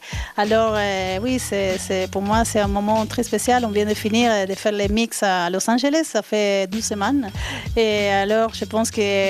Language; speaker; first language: French; non-native, fluent; Spanish